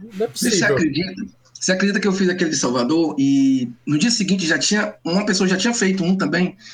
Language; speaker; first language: Portuguese; native; Portuguese